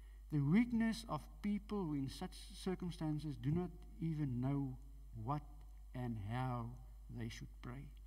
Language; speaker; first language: English; non-native, local second language; Afrikaans